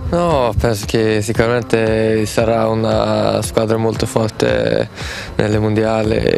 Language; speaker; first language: Italian; non-native, fluent; Swedish